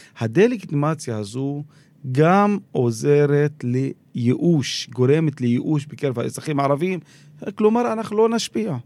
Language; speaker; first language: Hebrew; non-native, local second language; Arabic